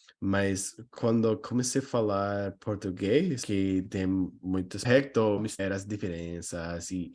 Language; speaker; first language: Portuguese; non-native, learner; English